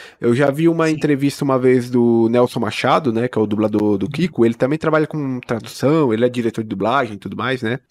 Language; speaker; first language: Portuguese; native; Portuguese